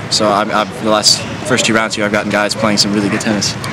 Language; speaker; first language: English; native; English